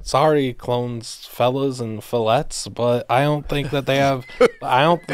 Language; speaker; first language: English; native; English